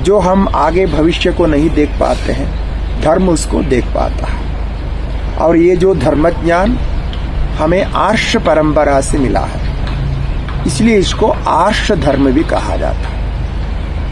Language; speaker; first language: Hindi; non-native, local second language; Malayalam